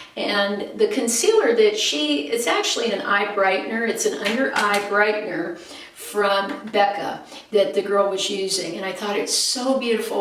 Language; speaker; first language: English; native; English